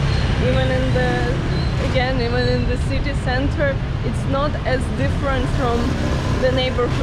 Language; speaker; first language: English; non-native, fluent; Ukrainian